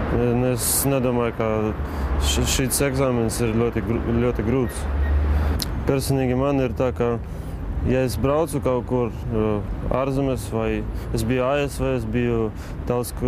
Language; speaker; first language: Latvian; non-native, local second language; Russian